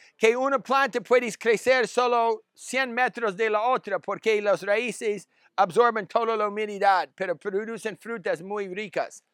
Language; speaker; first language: Spanish; non-native, learner; English